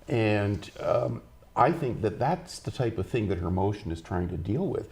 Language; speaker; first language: English; native; English